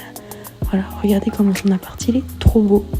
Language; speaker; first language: French; native; French